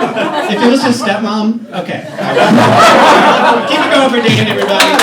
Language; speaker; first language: English; native; English